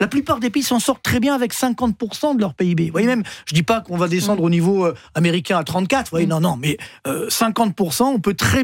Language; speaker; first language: French; native; French